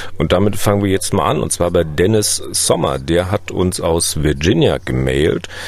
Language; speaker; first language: German; native; German